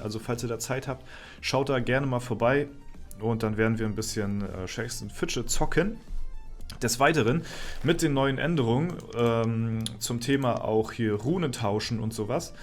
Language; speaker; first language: German; native; German